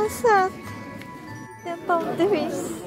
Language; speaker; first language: Swedish; non-native, learner; Japanese